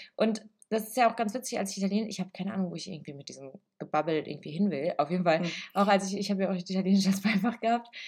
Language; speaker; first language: German; early bilingual, other home language; Italian